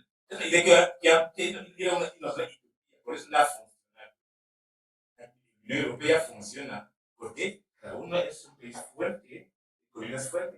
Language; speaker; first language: Spanish; non-native, learner; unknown